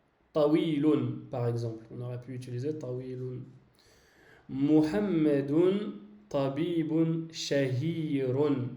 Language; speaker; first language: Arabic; non-native, fluent; French